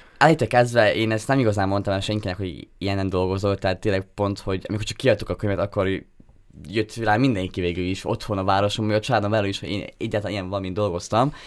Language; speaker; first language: Hungarian; native; Hungarian